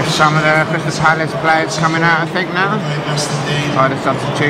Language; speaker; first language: English; native; English